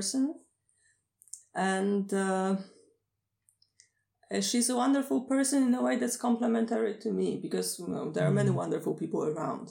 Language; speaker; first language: English; non-native, fluent; Polish